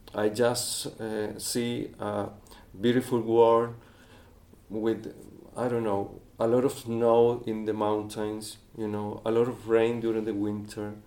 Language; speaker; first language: English; non-native, fluent; Spanish